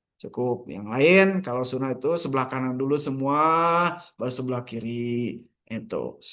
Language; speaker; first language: Indonesian; non-native, local second language; Sundanese